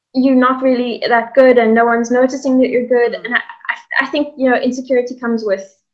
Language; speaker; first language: English; native; English